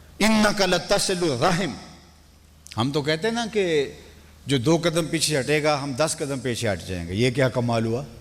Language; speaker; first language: Urdu; non-native, local second language; Punjabi